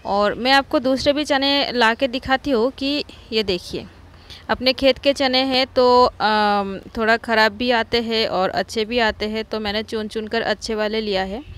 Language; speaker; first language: Hindi; non-native, local second language; Marathi